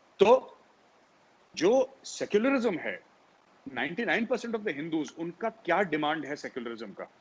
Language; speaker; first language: Hindi; native; Hindi